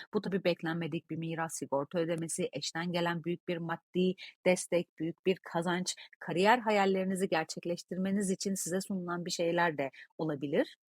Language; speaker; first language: Turkish; native; Turkish